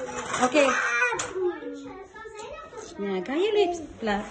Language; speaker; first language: Dutch; non-native, learner; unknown